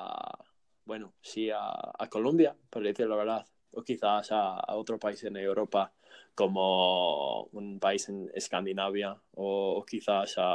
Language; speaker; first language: Spanish; non-native, fluent; English